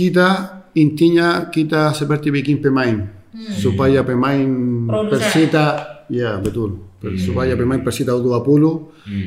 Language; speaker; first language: Indonesian; non-native, fluent; Spanish